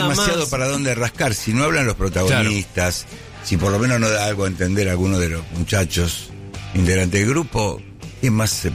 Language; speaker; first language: Spanish; native; Spanish